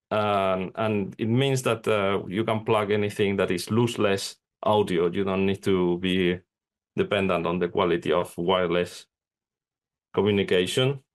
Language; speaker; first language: English; non-native, fluent; Spanish